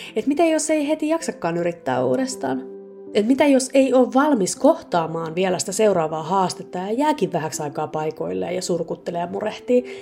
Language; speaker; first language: Finnish; native; Finnish